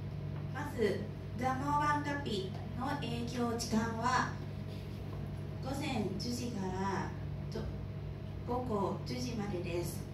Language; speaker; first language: Japanese; non-native, learner; Thai